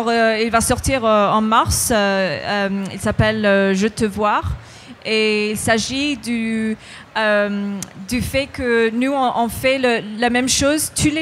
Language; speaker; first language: French; non-native, fluent; English